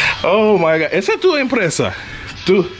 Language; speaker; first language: Spanish; non-native, learner; English